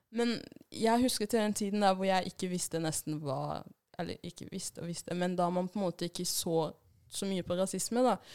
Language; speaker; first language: Norwegian; early bilingual, other home language; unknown